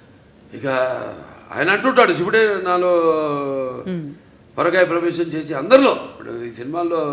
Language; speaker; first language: Telugu; native; Telugu